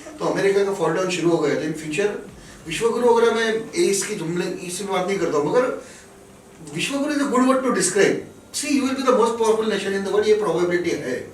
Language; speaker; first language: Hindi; non-native, local second language; Marathi